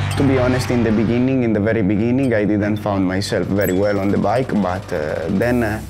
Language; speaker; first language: English; non-native, fluent; Italian